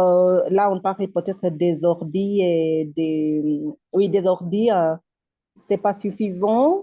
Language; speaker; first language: French; non-native, fluent; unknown